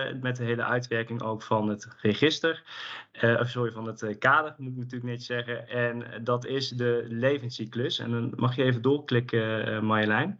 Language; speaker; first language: Dutch; native; Dutch